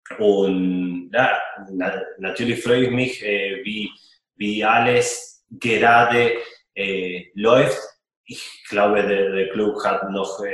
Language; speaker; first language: German; non-native, fluent; Spanish